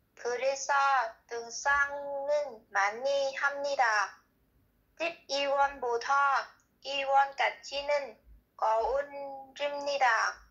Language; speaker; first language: Korean; non-native, learner; Vietnamese